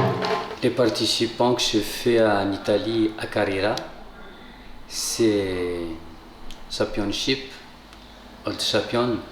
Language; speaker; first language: French; non-native, local second language; Malagasy